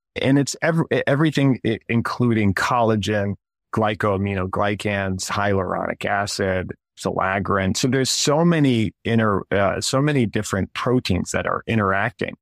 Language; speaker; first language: English; early bilingual, other home language; Russian